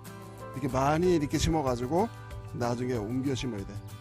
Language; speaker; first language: Korean; native; Korean